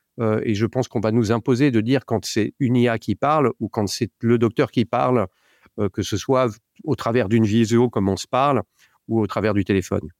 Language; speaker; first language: French; native; French